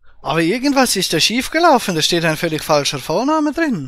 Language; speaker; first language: German; native; German